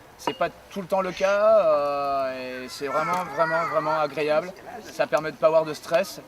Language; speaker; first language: French; native; French